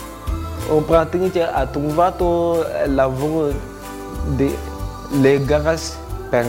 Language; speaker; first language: Italian; non-native, learner; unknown